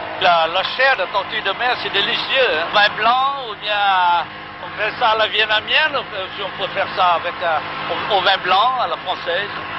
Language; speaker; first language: French; non-native, local second language; Vietnamese